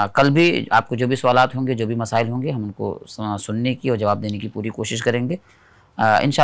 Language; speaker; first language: Hindi; native; Hindi